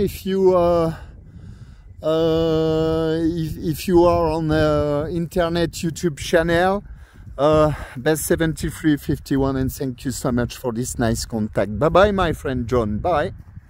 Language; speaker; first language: English; non-native, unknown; French